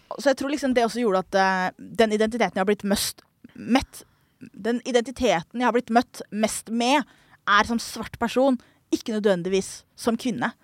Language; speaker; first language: Norwegian; early bilingual, other home language; Somali